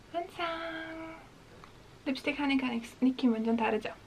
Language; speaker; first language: Korean; non-native, fluent; Latvian